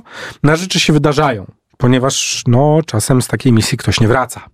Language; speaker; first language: Polish; native; Polish